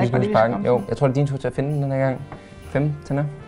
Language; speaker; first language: Danish; native; Danish